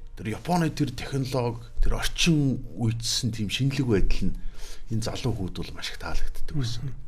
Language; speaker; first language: Mongolian; native; Mongolian